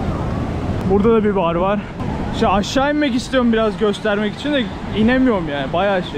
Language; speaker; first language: Turkish; native; Turkish